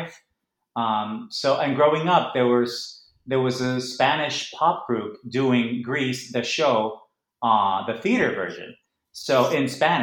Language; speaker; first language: English; non-native, fluent; Spanish